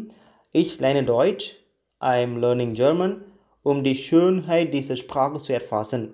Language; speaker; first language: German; non-native, learner; Tamil